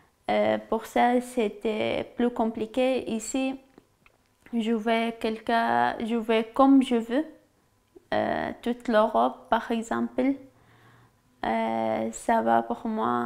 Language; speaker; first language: French; non-native, learner; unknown